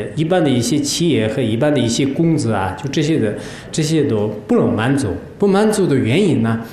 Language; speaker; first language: Chinese; non-native, local second language; Tibetan